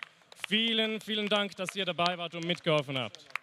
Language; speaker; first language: German; native; German